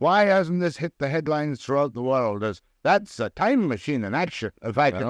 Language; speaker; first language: English; native; English